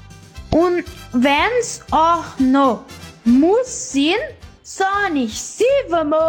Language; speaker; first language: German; early bilingual, heritage; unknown